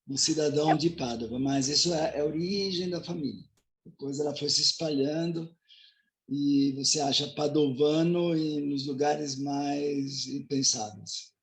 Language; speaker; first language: Portuguese; non-native, fluent; Italian